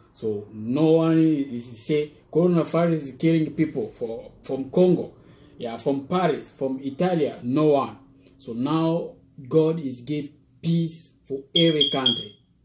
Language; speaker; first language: English; non-native, learner; Lingala